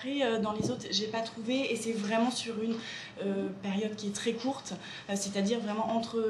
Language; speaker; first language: French; native; French